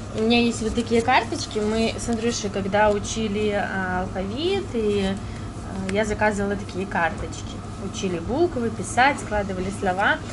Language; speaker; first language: Russian; non-native, local second language; Ukrainian